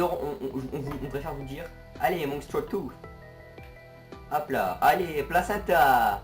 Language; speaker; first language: French; native; French